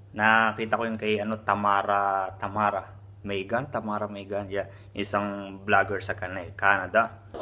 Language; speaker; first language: Filipino; native; Filipino